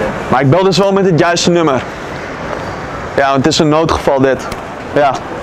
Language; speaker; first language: Dutch; native; Dutch